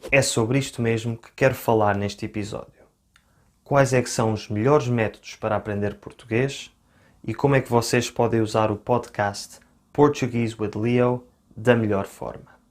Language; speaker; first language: Portuguese; native; Portuguese